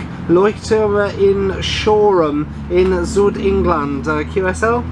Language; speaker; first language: German; non-native, learner; English